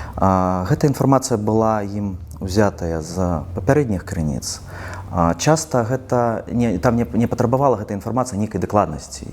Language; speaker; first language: Belarusian; non-native, local second language; Russian